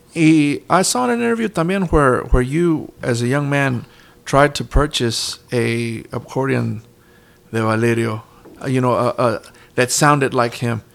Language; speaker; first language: English; early bilingual, other home language; Spanish